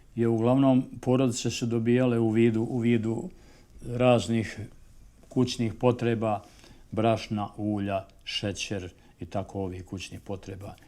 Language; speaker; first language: Bosnian; native; Bosnian